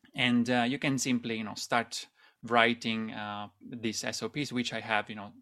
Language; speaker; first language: English; non-native, fluent; Italian